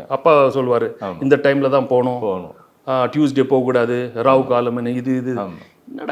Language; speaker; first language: Tamil; non-native, local second language; Telugu